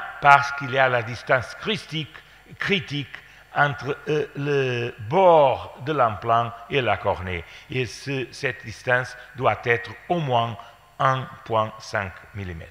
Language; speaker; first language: French; non-native, fluent; Portuguese